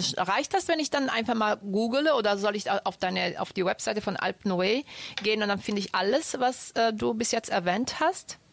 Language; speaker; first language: German; early bilingual, other home language; Italian